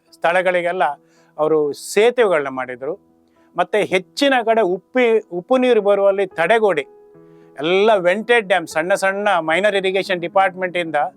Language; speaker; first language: Kannada; native; Kannada